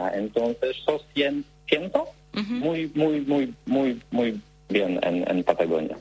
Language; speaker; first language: Spanish; non-native, learner; Polish